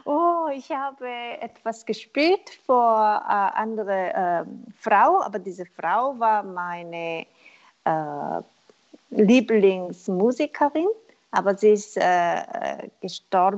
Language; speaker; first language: German; non-native, learner; Korean